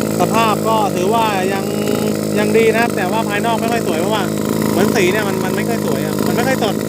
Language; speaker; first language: Thai; native; Thai